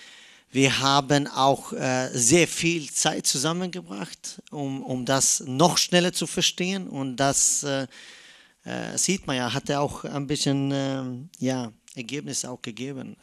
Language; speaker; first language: German; non-native, fluent; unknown